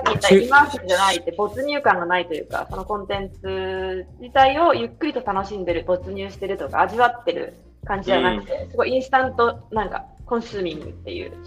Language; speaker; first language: Japanese; native; Japanese